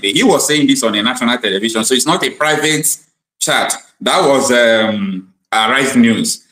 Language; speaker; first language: English; non-native, local second language; Igbo